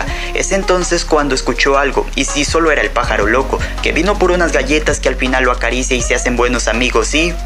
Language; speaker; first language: Spanish; native; Spanish